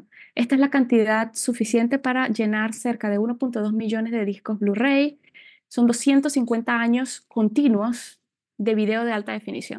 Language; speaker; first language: Spanish; native; Spanish